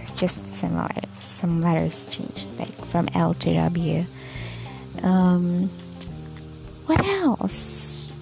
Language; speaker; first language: English; non-native, local second language; Cebuano